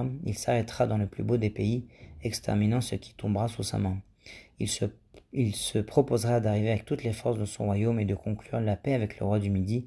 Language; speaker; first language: French; native; French